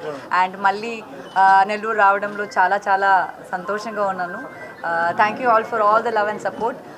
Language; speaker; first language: Telugu; non-native, local second language; Malayalam